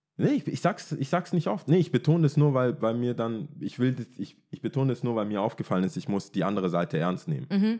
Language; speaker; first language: German; early bilingual, other home language; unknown